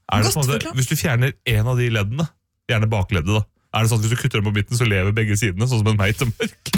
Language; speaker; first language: Norwegian; native; Norwegian